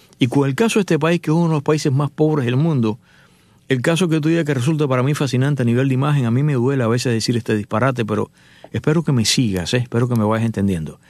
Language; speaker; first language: Spanish; native; Spanish